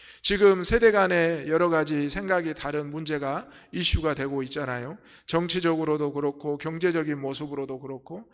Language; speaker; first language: Korean; native; Korean